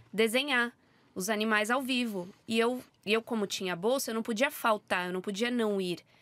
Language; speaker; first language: Portuguese; native; Portuguese